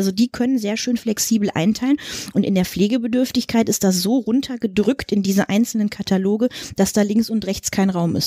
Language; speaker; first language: German; native; German